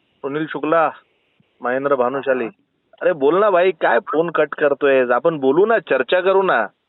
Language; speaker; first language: Marathi; non-native, local second language; Gujarati